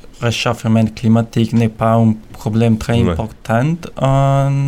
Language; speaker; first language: French; non-native, learner; Spanish